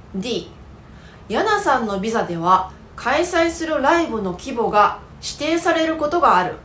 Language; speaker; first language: Japanese; native; Japanese